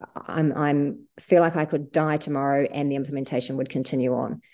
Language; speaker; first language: English; native; English